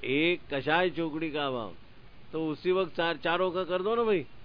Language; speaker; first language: Hindi; non-native, local second language; Gujarati